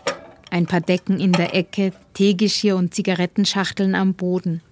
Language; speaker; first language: German; native; German